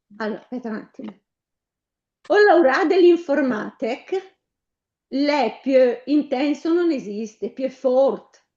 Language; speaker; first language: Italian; native; Italian